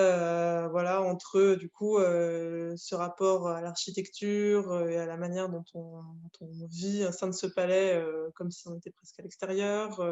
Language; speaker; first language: French; native; French